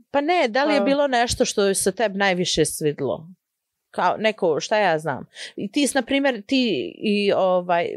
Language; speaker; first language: Croatian; early bilingual, heritage; Bosnian